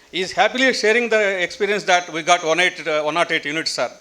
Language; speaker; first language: English; non-native, local second language; Telugu